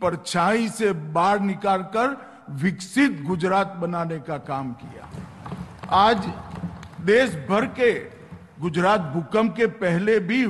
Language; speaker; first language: Hindi; non-native, local second language; Gujarati